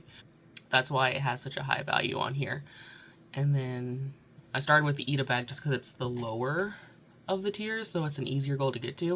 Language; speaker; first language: English; native; English